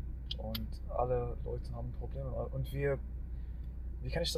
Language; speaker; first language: German; non-native, learner; Arabic